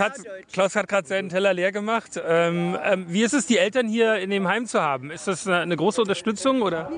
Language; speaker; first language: German; native; German